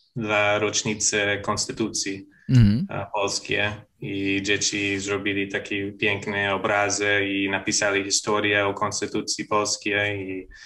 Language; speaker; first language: Polish; non-native, fluent; English